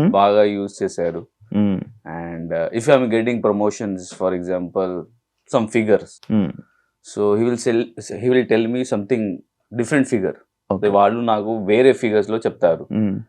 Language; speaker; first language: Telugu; non-native, local second language; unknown